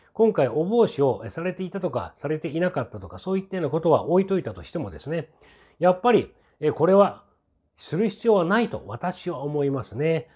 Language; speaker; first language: Japanese; native; Japanese